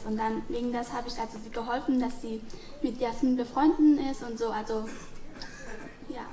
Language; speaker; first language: German; non-native, learner; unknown